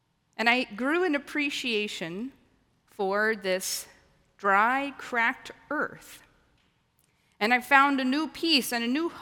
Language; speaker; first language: English; native; English